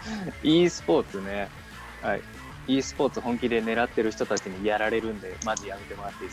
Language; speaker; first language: Japanese; native; Japanese